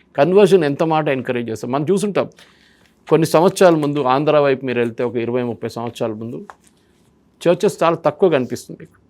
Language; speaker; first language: Telugu; non-native, fluent; Malayalam